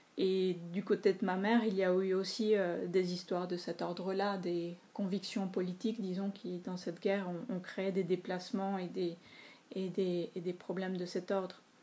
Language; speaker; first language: French; non-native, fluent; Spanish